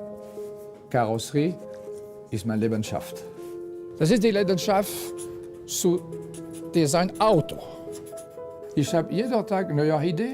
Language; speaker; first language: German; non-native, fluent; French